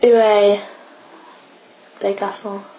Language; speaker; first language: French; non-native, learner; English